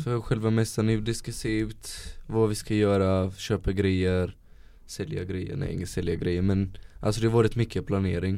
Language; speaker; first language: Swedish; non-native, fluent; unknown